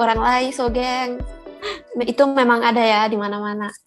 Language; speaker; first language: Indonesian; non-native, fluent; Japanese